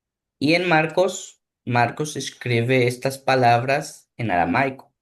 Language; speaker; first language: Spanish; non-native, learner; Portuguese